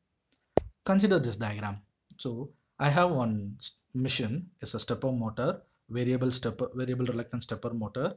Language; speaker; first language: English; non-native, local second language; Tamil